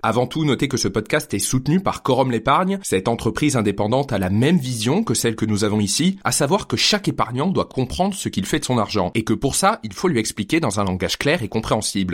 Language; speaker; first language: French; native; French